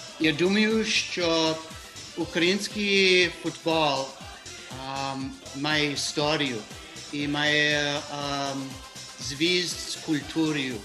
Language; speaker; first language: Ukrainian; early bilingual, heritage; Ukrainian